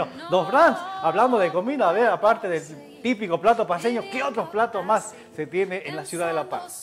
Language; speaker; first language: Spanish; native; Spanish